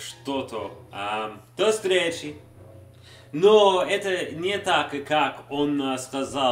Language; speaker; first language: Russian; non-native, learner; English